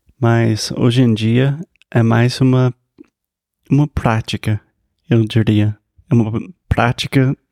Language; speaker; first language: Portuguese; non-native, fluent; English